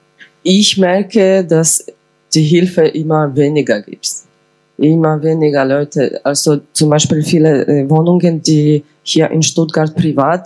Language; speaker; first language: German; non-native, fluent; Ukrainian